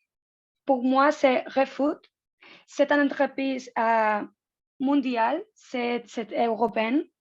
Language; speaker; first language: French; non-native, learner; Spanish